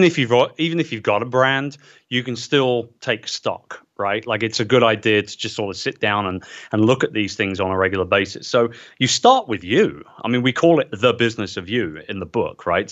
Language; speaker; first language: English; native; English